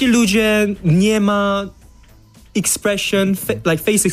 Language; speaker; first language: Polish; non-native, learner; Korean